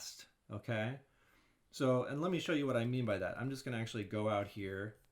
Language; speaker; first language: English; native; English